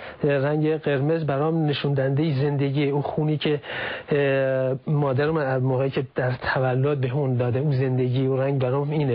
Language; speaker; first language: Persian; native; Persian